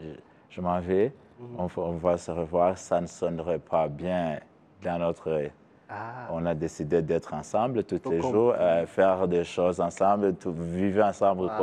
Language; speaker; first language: French; non-native, learner; Kinyarwanda